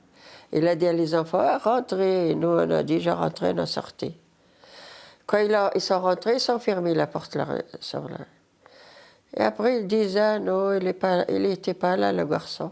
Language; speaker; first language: French; non-native, learner; Arabic